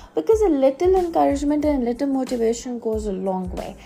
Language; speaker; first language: Hindi; native; Hindi